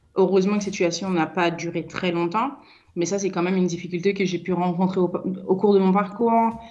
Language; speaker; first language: French; native; French